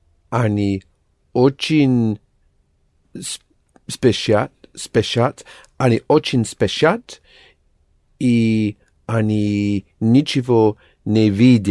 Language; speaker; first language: Russian; non-native, learner; English